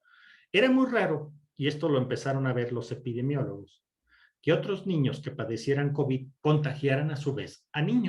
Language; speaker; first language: Spanish; native; Spanish